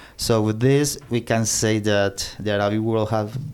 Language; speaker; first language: English; non-native, fluent; Spanish